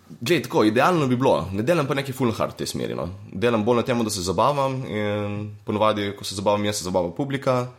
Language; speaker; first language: Slovenian; native; Slovenian